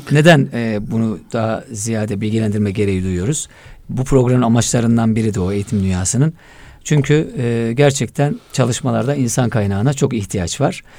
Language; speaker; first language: Turkish; native; Turkish